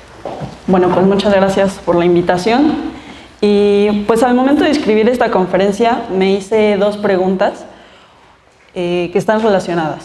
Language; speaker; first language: Spanish; native; Spanish